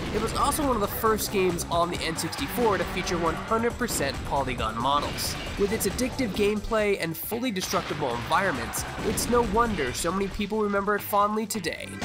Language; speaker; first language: English; native; English